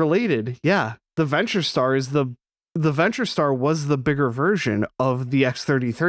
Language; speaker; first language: English; native; English